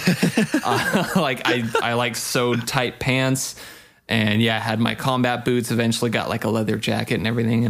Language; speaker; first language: English; native; English